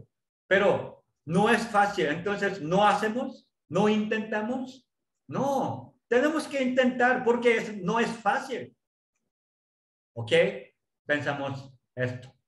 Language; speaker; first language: Spanish; non-native, learner; Korean